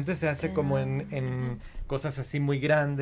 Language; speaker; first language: Spanish; non-native, fluent; English